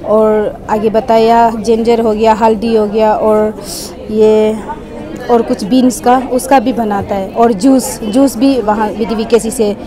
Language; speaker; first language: Hindi; non-native, local second language; Nyishi